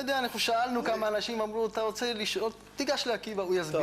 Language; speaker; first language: Hebrew; native; Hebrew